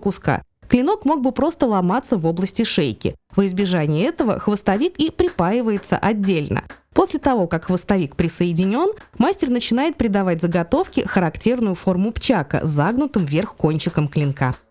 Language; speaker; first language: Russian; native; Russian